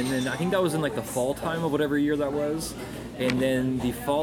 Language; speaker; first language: English; native; English